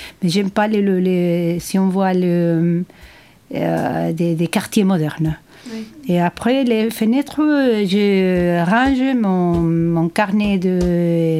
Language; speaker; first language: French; non-native, fluent; Spanish